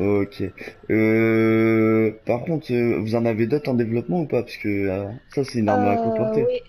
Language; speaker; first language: French; native; French